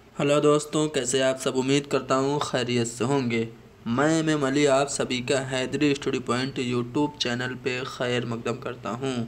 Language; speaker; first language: Urdu; native; Urdu